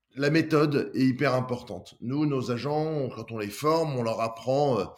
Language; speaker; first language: French; native; French